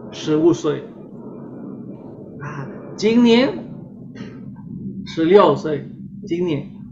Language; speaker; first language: Chinese; non-native, fluent; Spanish